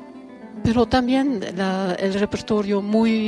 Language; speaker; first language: Spanish; non-native, fluent; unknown